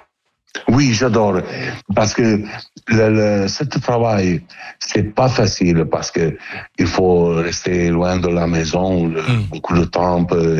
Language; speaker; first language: French; non-native, learner; Italian